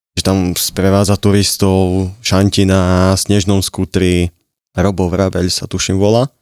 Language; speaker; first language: Slovak; native; Slovak